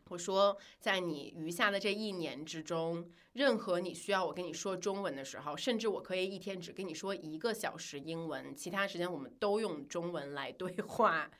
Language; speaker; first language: Chinese; native; Chinese